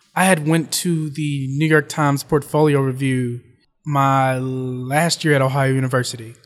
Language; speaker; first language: English; native; English